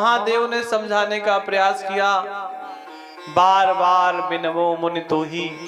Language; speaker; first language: Hindi; native; Hindi